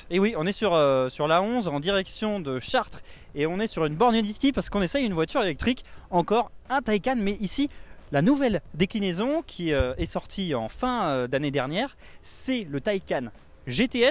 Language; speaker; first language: French; native; French